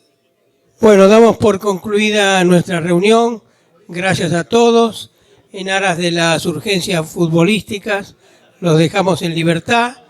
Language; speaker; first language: Spanish; native; Spanish